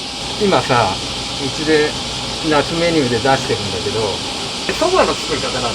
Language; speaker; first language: Japanese; native; Japanese